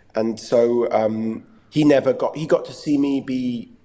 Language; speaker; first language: English; native; English